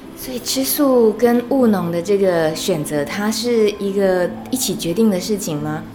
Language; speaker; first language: Chinese; native; Chinese